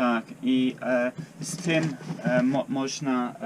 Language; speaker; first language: Polish; non-native, learner; English